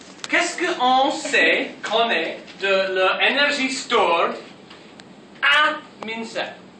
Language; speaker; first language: French; non-native, learner; English